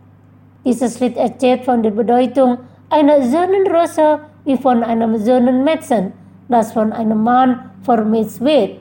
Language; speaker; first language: German; non-native, fluent; Indonesian